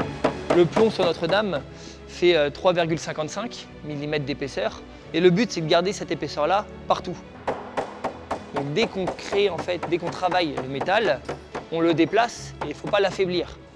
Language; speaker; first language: French; native; French